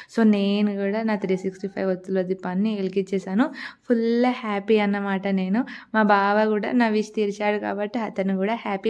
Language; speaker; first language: Telugu; non-native, local second language; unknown